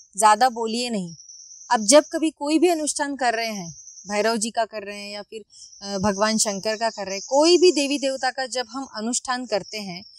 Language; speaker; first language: Hindi; non-native, local second language; Marathi